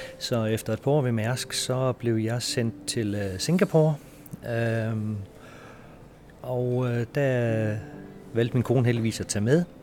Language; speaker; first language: Danish; native; Danish